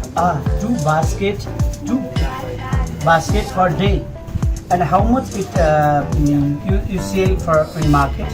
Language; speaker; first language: English; non-native, learner; Nepali